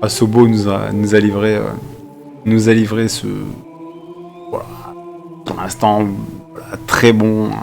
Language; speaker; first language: French; native; French